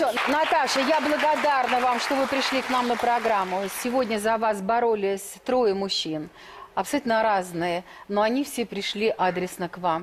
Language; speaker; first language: Russian; native; Russian